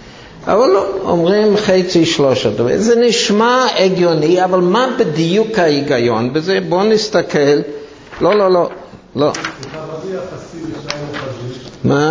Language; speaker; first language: Hebrew; non-native, fluent; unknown